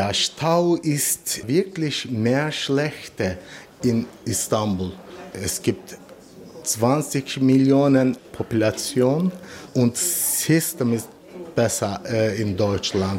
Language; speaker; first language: German; non-native, learner; Turkish